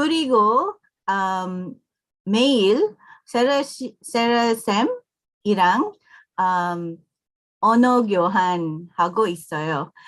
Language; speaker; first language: Korean; non-native, learner; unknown